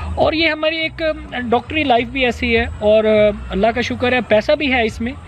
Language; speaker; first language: Urdu; non-native, local second language; Punjabi